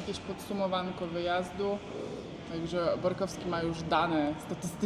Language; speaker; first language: Polish; native; Polish